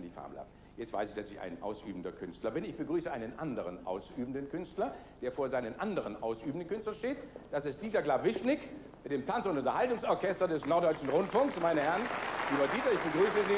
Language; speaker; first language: German; native; German